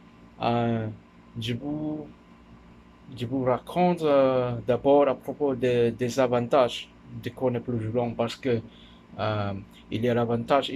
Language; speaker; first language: French; non-native, learner; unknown